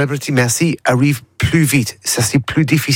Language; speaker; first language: French; non-native, learner; English